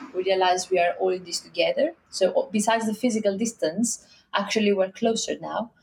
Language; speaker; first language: English; non-native, fluent; Greek